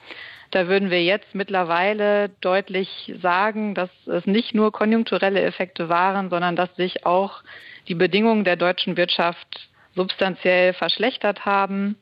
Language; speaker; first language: German; native; German